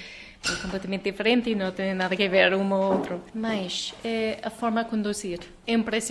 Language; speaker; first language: Portuguese; non-native, learner; English